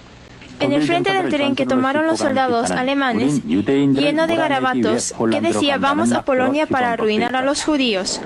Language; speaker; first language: Spanish; non-native, fluent; Korean